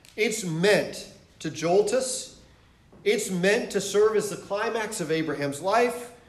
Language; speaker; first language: English; native; English